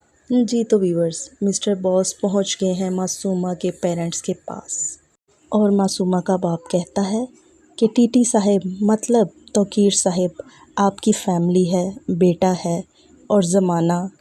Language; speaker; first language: Urdu; native; Urdu